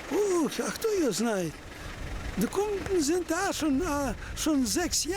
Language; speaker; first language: German; early bilingual, heritage; German